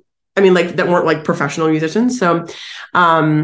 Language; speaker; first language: English; native; English